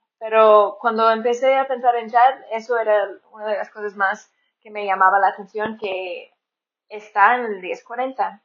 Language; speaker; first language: Spanish; non-native, fluent; English